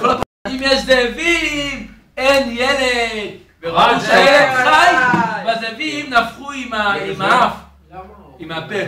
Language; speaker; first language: Hebrew; non-native, fluent; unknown